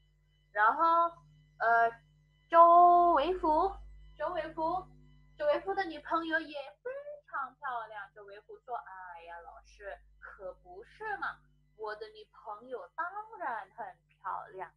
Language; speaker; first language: Chinese; non-native, fluent; Indonesian